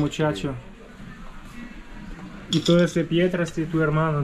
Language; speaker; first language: Spanish; non-native, learner; German